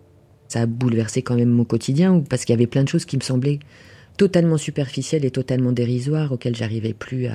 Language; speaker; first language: French; native; French